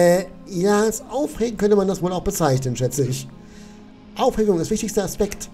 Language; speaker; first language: German; native; German